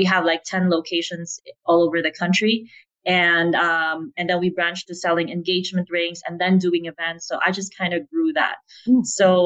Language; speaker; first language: English; non-native, local second language; Filipino